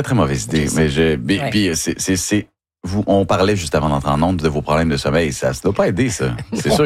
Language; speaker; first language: French; native; French